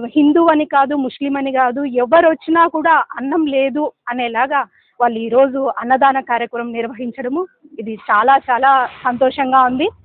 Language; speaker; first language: Telugu; native; Telugu